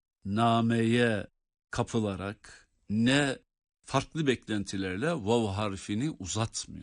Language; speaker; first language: Turkish; native; Turkish